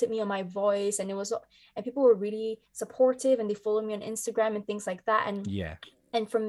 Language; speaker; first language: English; native; English